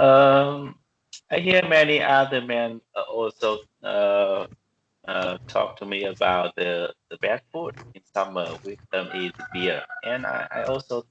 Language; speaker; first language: English; non-native, learner; Vietnamese